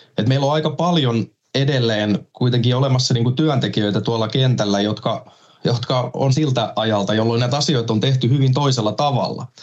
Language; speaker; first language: Finnish; native; Finnish